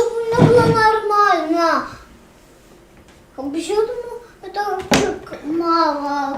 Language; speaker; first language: Russian; early bilingual, heritage; Russian